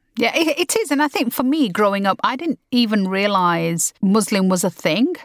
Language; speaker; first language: English; early bilingual, other home language; Punjabi